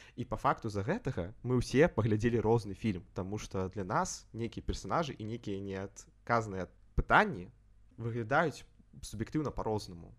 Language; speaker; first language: Belarusian; non-native, local second language; Russian